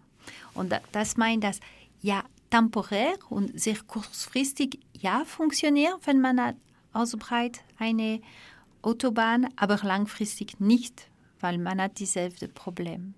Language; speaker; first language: German; non-native, learner; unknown